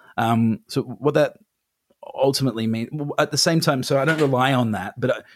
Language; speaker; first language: English; native; English